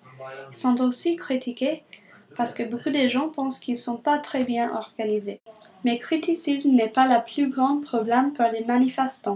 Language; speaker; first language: French; non-native, learner; English